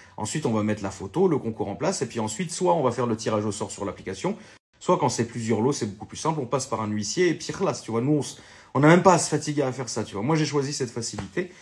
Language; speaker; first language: French; native; French